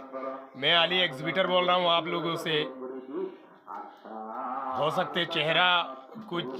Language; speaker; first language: Hindi; non-native, fluent; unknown